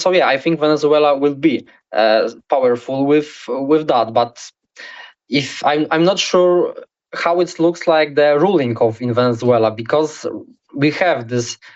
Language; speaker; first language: English; non-native, learner; Polish